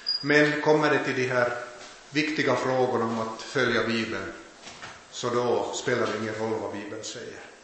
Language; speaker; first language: Swedish; native; Swedish